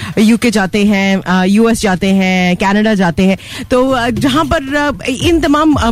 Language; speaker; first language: Urdu; native; Urdu